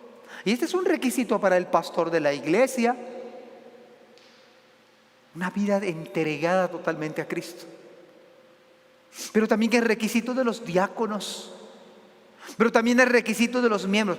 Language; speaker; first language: Spanish; native; Spanish